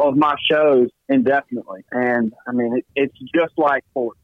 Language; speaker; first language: English; native; English